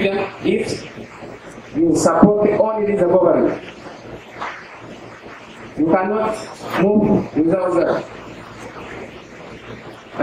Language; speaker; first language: English; non-native, learner; Oromo